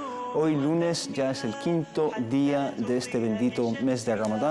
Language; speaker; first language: Spanish; native; Spanish